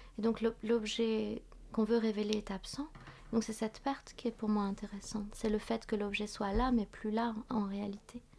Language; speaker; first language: French; early bilingual, other home language; Vietnamese